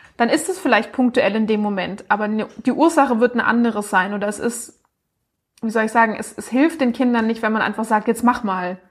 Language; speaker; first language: German; native; German